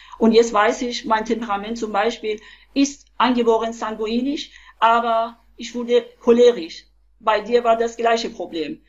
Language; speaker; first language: German; non-native, fluent; Persian